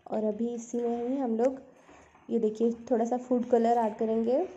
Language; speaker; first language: Hindi; non-native, local second language; Odia